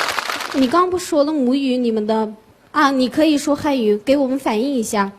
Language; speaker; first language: Chinese; non-native, local second language; Uyghur